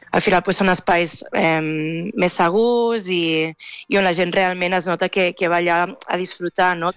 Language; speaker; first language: Catalan; native; Catalan